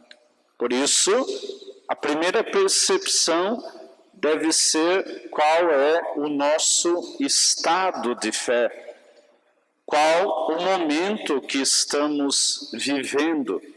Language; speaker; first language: Portuguese; native; Portuguese